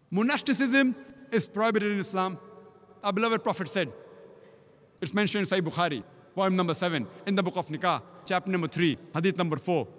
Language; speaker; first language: English; non-native, local second language; Konkani